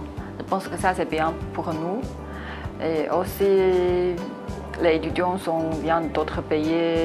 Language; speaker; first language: French; non-native, learner; Chinese